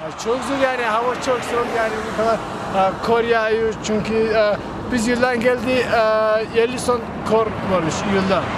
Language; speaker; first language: Turkish; non-native, learner; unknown